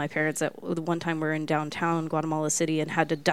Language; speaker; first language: English; early bilingual, other home language; Spanish